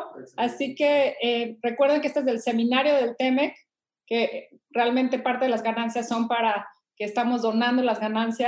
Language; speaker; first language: Spanish; native; Spanish